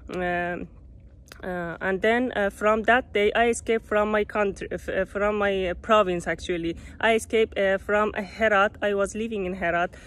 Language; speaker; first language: English; non-native, fluent; Persian